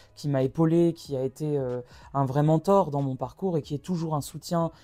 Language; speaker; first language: French; native; French